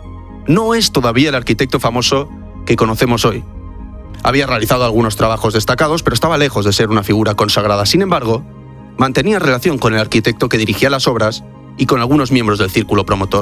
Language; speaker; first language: Spanish; native; Spanish